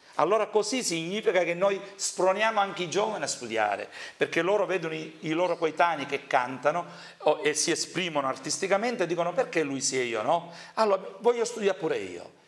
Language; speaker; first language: Italian; native; Italian